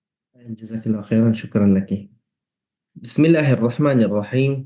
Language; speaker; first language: Arabic; non-native, fluent; Indonesian